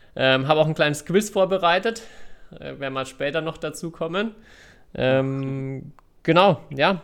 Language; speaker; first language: German; native; German